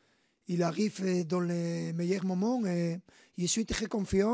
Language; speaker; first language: French; non-native, fluent; Spanish